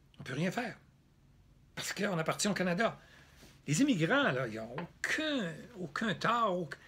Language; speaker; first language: French; native; French